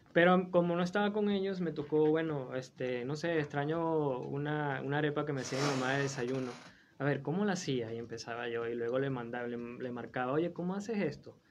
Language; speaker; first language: Spanish; native; Spanish